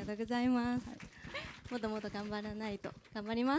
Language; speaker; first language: Japanese; non-native, learner; Chinese